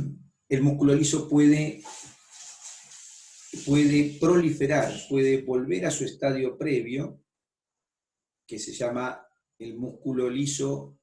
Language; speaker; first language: Spanish; native; Spanish